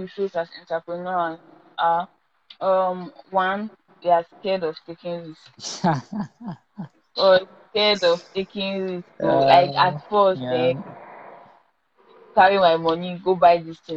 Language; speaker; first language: English; non-native, local second language; Igbo